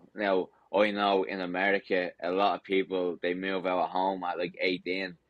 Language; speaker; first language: English; native; English